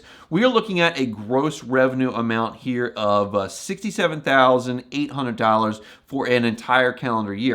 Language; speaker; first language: English; native; English